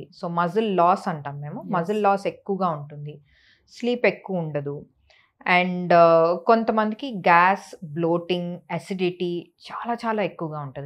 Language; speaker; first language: Telugu; native; Telugu